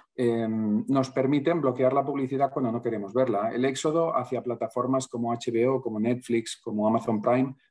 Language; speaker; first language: Spanish; native; Spanish